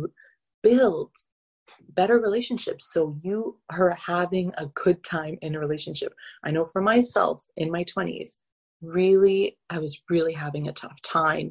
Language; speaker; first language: English; native; English